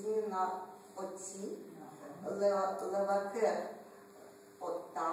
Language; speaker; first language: Hebrew; non-native, learner; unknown